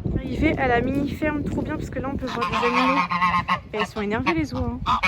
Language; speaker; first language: French; native; French